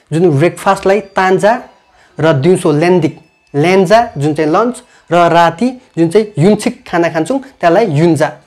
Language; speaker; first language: Nepali; non-native, local second language; Limbu